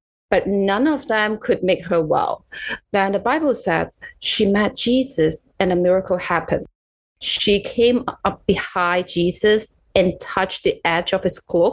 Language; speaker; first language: English; non-native, local second language; Cantonese